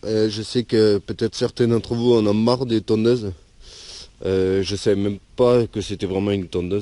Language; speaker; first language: French; native; French